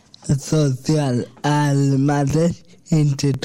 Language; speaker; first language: Catalan; non-native, local second language; Spanish